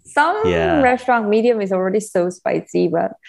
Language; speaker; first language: English; non-native, learner; Korean